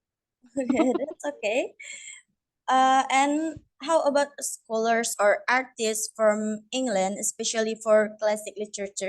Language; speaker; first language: English; non-native, learner; Indonesian